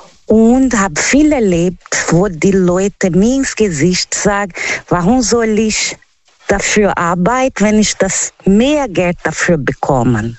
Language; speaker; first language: German; non-native, fluent; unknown